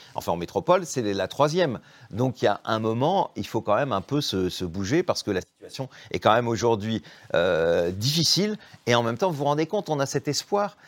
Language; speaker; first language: French; native; French